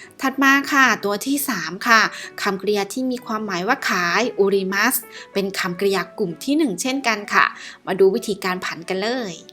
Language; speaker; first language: Thai; native; Thai